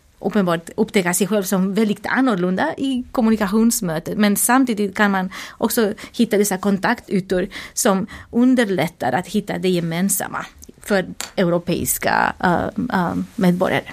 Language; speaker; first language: Swedish; non-native, fluent; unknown